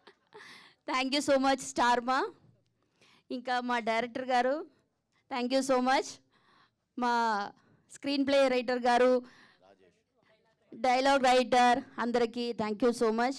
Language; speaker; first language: Telugu; non-native, learner; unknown